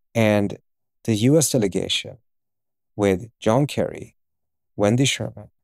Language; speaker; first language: English; early bilingual, other home language; Swedish